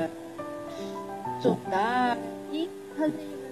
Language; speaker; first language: Korean; non-native, learner; Chinese